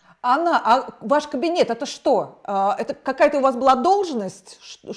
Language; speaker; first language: Russian; native; Russian